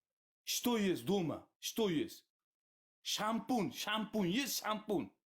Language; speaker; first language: Russian; non-native, learner; Uzbek